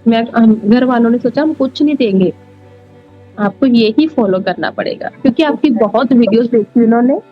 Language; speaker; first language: Hindi; non-native, local second language; Punjabi